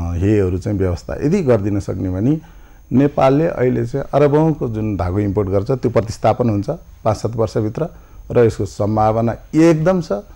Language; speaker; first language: Nepali; native; Nepali